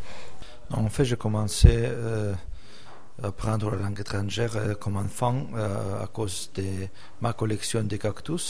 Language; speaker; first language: French; non-native, fluent; Russian